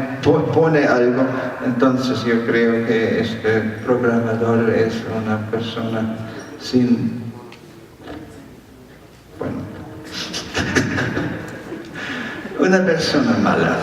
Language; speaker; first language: Spanish; non-native, fluent; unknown